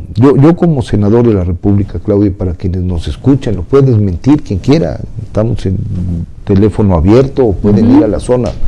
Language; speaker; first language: Spanish; native; Spanish